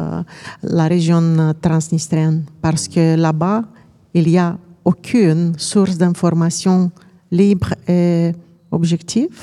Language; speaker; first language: French; non-native, fluent; Romanian